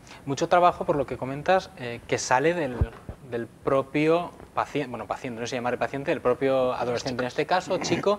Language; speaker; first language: Spanish; native; Spanish